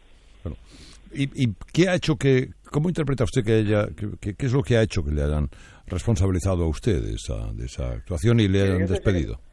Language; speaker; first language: Spanish; native; Spanish